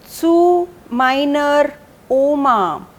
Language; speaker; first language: German; non-native, fluent; Hindi